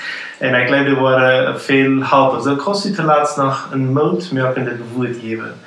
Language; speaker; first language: German; non-native, learner; Plautdietsch